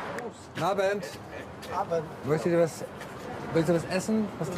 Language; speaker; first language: German; native; German